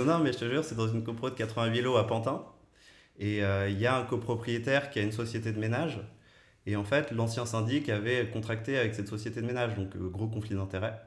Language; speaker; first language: French; native; French